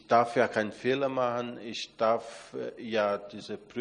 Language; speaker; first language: German; non-native, fluent; Portuguese